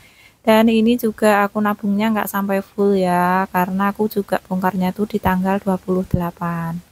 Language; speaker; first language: Indonesian; native; Indonesian